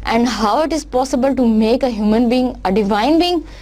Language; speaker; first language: English; non-native, local second language; Urdu